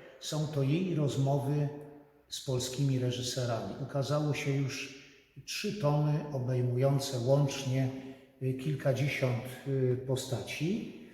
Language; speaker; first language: Polish; native; Polish